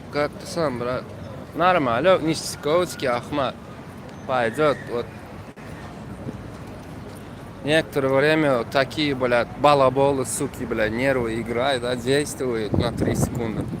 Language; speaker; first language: Russian; non-native, fluent; Turkmen